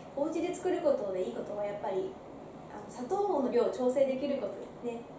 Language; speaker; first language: Japanese; native; Japanese